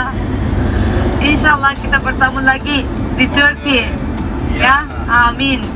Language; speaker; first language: Indonesian; non-native, fluent; Turkish